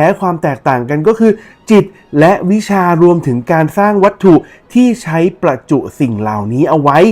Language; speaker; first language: Thai; native; Thai